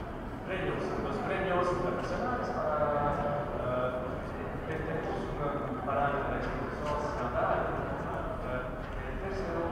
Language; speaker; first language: Spanish; non-native, learner; French